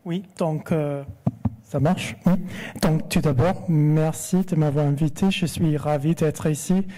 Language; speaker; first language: French; non-native, fluent; English